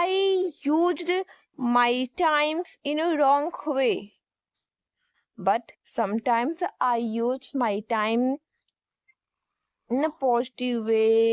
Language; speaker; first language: English; non-native, learner; Hindi